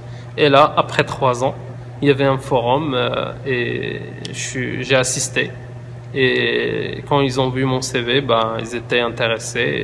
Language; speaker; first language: French; non-native, local second language; Arabic